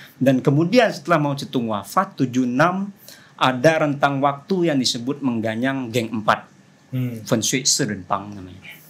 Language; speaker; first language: Indonesian; non-native, local second language; Madurese